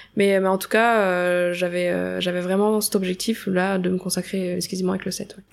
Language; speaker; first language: French; native; French